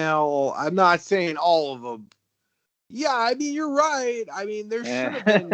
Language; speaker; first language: English; native; English